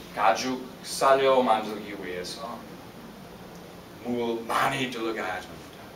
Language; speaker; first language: Korean; non-native, fluent; English